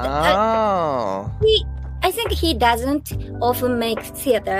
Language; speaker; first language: English; non-native, learner; Japanese